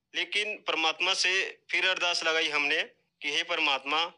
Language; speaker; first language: Hindi; native; Hindi